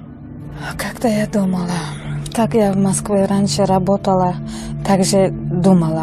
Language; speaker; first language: Russian; non-native, learner; Uzbek